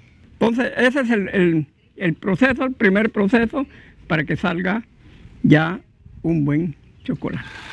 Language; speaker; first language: Spanish; native; Spanish